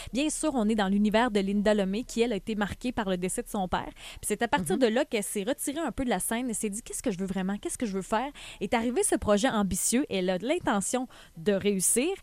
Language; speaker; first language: French; native; French